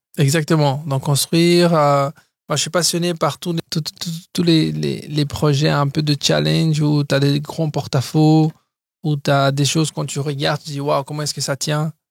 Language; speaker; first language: French; early bilingual, other home language; Portuguese